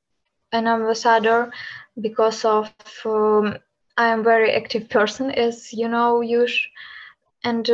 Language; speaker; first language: English; non-native, learner; Ukrainian